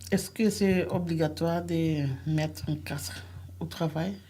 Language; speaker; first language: French; non-native, learner; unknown